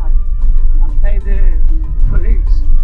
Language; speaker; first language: English; non-native, learner; Spanish